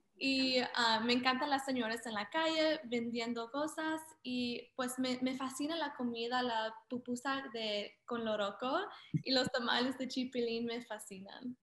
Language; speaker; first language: Spanish; early bilingual, heritage; Spanish